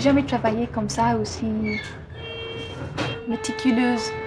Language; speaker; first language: French; non-native, fluent; English